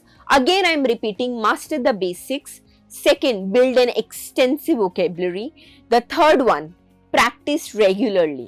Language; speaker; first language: English; non-native, local second language; Hindi